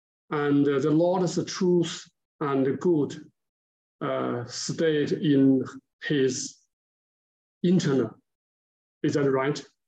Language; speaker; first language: English; non-native, learner; Chinese